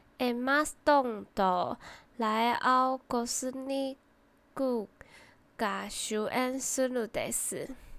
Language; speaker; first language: Japanese; non-native, learner; Chinese